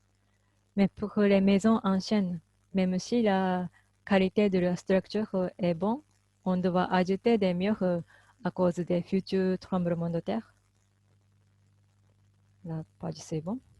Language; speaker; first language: French; non-native, fluent; Japanese